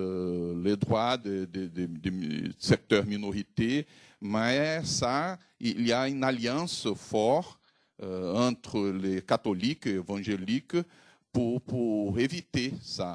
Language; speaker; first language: French; non-native, fluent; Portuguese